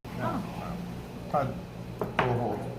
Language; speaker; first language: Chinese; non-native, learner; English